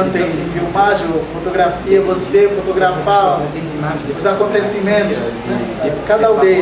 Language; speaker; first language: Portuguese; non-native, local second language; Guarani